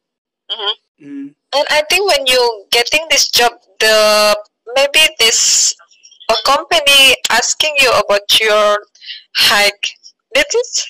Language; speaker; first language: English; non-native, learner; Indonesian